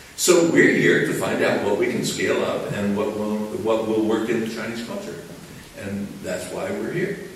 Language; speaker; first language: English; native; English